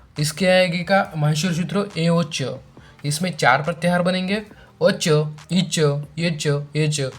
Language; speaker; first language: Hindi; non-native, local second language; Marathi